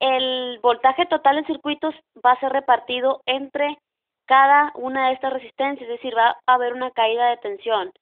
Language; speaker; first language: Spanish; native; Spanish